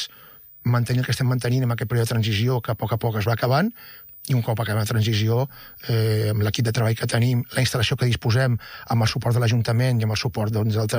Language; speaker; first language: Catalan; native; Catalan